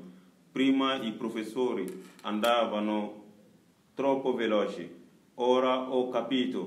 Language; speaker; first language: Italian; non-native, learner; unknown